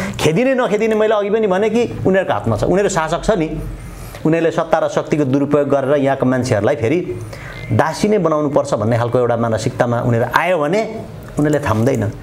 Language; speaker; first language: Nepali; non-native, local second language; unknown